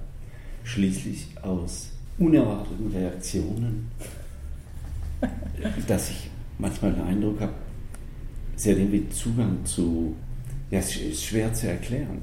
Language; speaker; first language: German; native; German